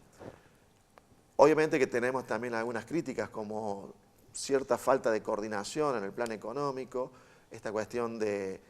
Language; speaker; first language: Spanish; native; Spanish